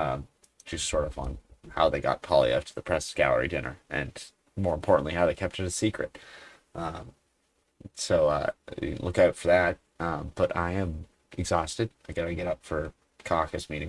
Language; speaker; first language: English; native; English